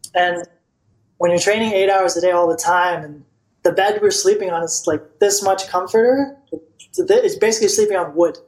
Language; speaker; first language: English; non-native, fluent; Bulgarian